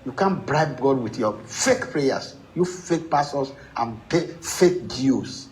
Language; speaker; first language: English; non-native, local second language; Yoruba